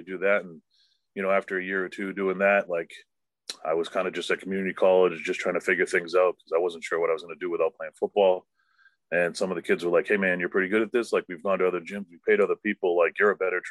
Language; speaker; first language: English; native; English